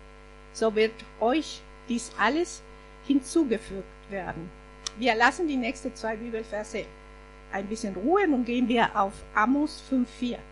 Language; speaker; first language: German; non-native, fluent; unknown